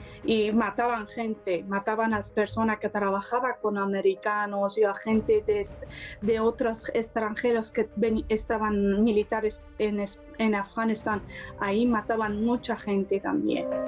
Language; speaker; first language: Spanish; non-native, learner; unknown